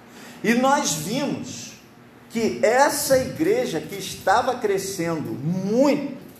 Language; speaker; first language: Portuguese; native; Portuguese